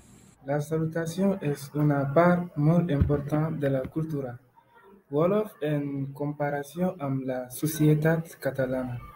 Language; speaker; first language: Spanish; non-native, learner; Wolof